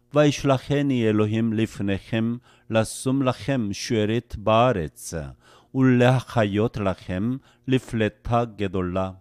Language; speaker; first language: Hebrew; non-native, fluent; Korean